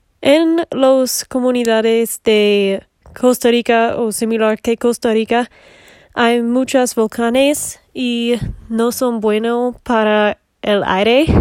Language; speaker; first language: Spanish; non-native, learner; English